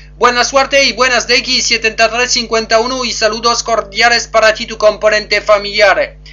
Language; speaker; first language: Spanish; non-native, learner; French